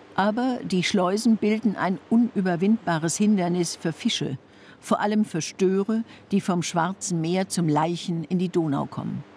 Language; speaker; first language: German; native; German